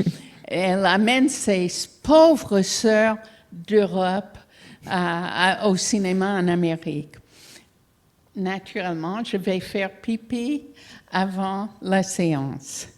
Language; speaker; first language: French; non-native, fluent; English